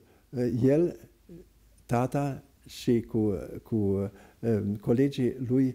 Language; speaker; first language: Romanian; non-native, local second language; German